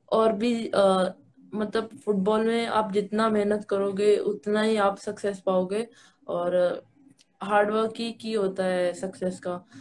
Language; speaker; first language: Hindi; native; Hindi